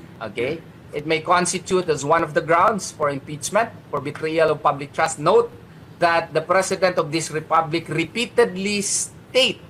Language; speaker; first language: English; non-native, local second language; Filipino